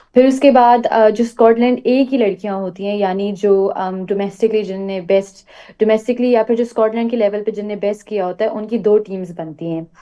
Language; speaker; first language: Urdu; native; Urdu